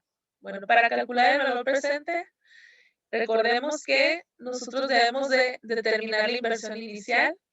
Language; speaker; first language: Spanish; native; Spanish